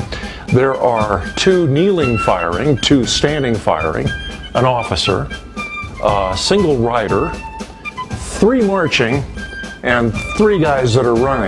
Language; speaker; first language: English; native; English